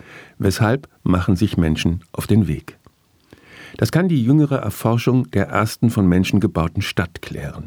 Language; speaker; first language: German; native; German